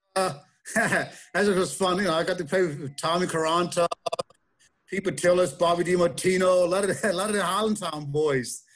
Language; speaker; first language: English; early bilingual, other home language; German